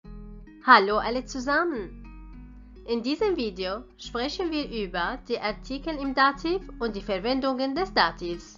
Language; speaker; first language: German; non-native, fluent; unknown